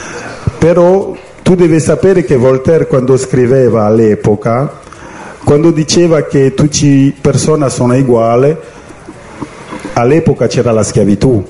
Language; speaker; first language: Italian; non-native, fluent; French